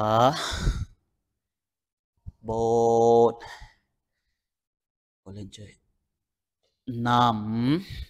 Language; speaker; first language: Vietnamese; non-native, learner; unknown